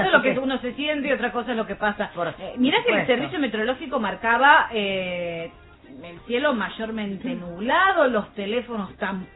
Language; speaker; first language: Spanish; native; Spanish